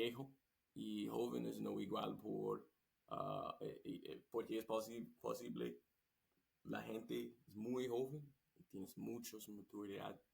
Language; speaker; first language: Spanish; non-native, learner; English